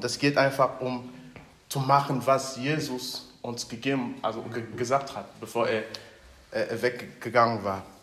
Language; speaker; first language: German; non-native, fluent; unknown